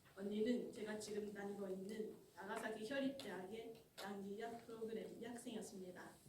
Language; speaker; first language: Korean; non-native, fluent; Japanese